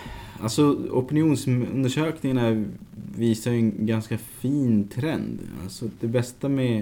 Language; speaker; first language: Swedish; native; Swedish